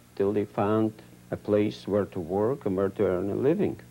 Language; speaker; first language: English; non-native, fluent; Yiddish